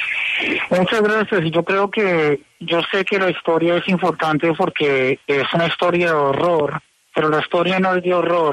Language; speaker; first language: Spanish; early bilingual, heritage; Spanish